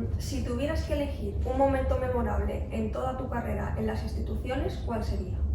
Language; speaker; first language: Spanish; native; Spanish